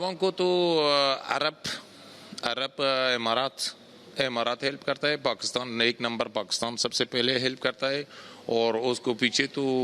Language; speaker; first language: Hindi; non-native, learner; Persian